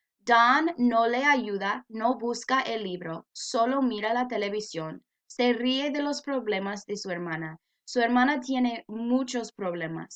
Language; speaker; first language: Spanish; non-native, fluent; English